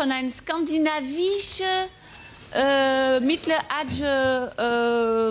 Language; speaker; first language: German; non-native, fluent; French